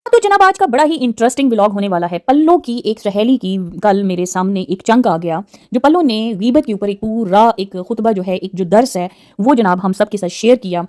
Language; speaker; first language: Urdu; native; Urdu